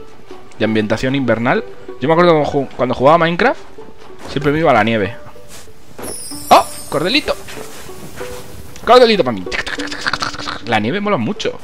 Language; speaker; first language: Spanish; native; Spanish